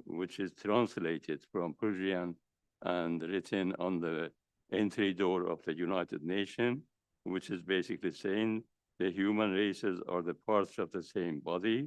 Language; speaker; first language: English; non-native, fluent; Persian